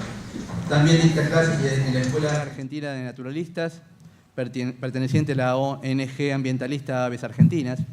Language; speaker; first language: Spanish; native; Spanish